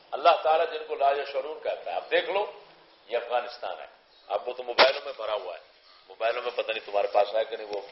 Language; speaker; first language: Urdu; non-native, local second language; Punjabi